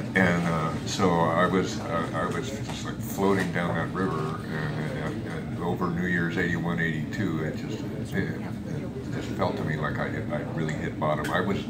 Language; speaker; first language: English; native; English